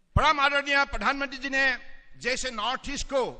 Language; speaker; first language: Hindi; non-native, local second language; Assamese